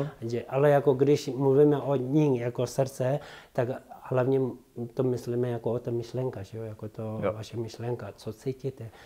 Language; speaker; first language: Czech; non-native, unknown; Tibetan